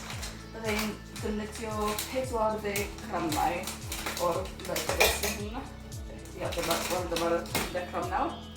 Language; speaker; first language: Welsh; non-native, learner; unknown